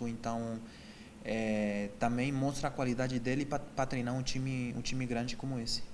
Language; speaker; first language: Portuguese; non-native, fluent; Spanish